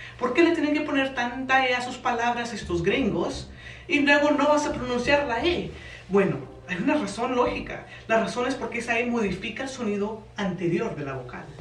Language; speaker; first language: Spanish; native; Spanish